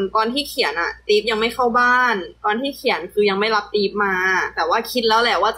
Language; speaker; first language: Thai; early bilingual, heritage; Thai